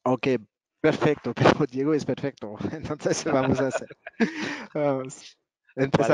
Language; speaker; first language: Spanish; non-native, fluent; French